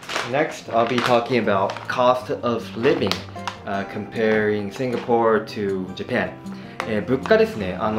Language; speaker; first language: English; non-native, fluent; Japanese